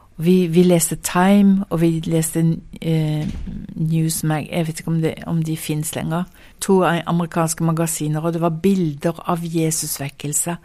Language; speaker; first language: Norwegian; early bilingual, heritage; Norwegian